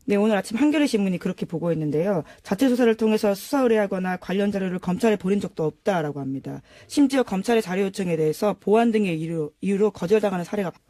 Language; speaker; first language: Korean; native; Korean